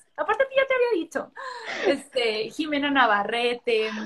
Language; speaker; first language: Spanish; native; Spanish